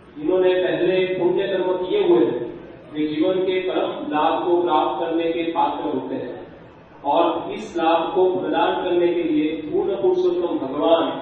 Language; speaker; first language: Hindi; native; Hindi